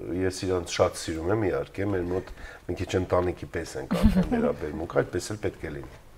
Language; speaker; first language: Armenian; native; Armenian